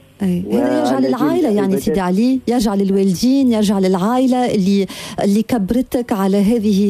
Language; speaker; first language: Arabic; native; Arabic